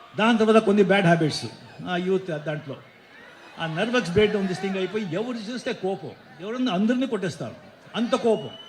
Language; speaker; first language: Telugu; non-native, fluent; Marathi